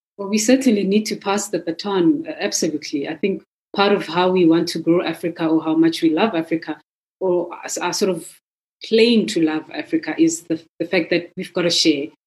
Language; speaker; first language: English; non-native, local second language; Zulu